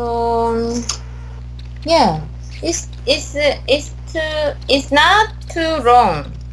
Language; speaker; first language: English; non-native, learner; Korean